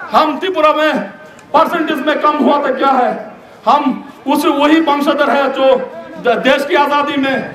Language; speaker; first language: Hindi; non-native, local second language; Bangla